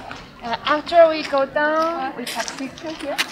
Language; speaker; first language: English; non-native, learner; Burmese